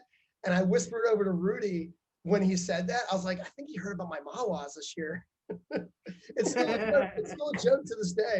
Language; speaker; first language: English; native; English